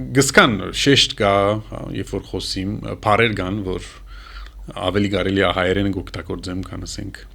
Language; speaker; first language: Armenian; early bilingual, heritage; Armenian